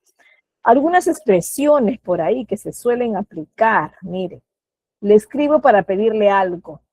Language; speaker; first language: Spanish; native; Spanish